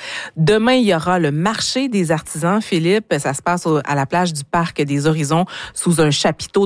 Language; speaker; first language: French; native; French